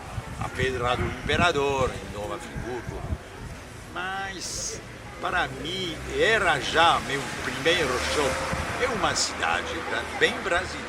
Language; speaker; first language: Portuguese; non-native, fluent; French